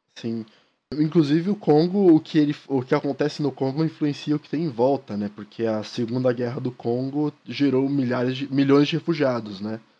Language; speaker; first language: Portuguese; native; Portuguese